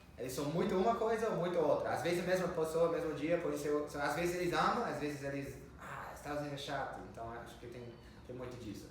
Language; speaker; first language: Portuguese; non-native, fluent; English